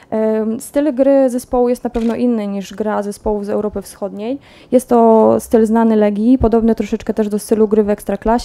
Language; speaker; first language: Polish; native; Polish